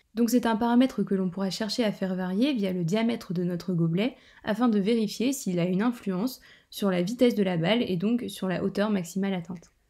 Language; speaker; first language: French; native; French